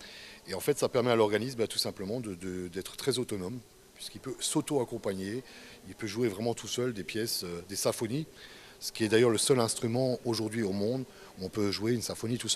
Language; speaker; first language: French; native; French